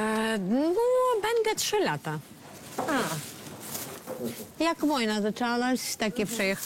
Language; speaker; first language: Polish; non-native, learner; Ukrainian